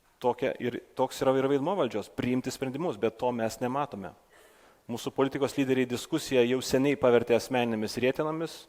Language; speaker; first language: Lithuanian; native; Lithuanian